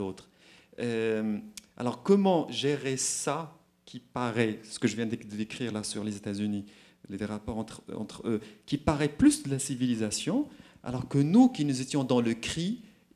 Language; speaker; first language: French; non-native, local second language; Arabic